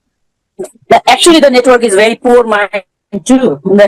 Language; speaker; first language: English; non-native, learner; Bangla